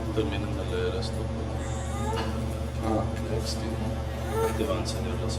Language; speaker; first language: Spanish; early bilingual, heritage; Spanish